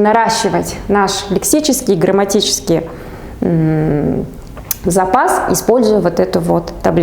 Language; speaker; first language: Russian; non-native, local second language; Kazakh